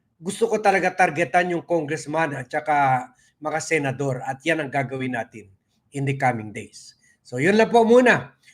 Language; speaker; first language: Filipino; non-native, local second language; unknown